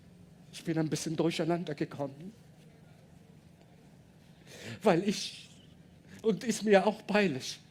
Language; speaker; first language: German; non-native, learner; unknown